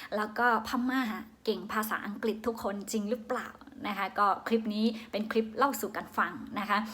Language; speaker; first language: Thai; non-native, fluent; Shan